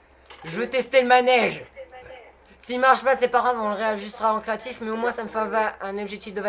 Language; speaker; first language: French; native; French